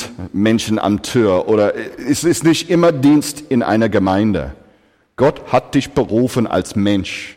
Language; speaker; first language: German; non-native, fluent; English